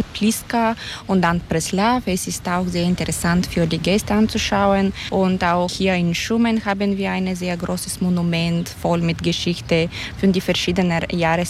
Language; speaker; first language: German; non-native, fluent; Bulgarian